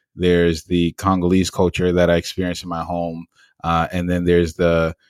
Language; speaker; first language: English; early bilingual, other home language; Lingala